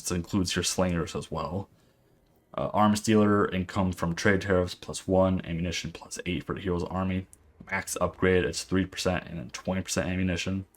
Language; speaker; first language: English; native; English